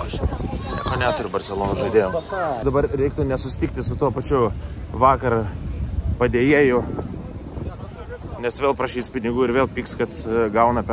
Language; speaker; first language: Lithuanian; native; Lithuanian